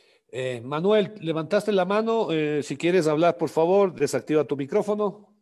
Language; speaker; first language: Spanish; native; Spanish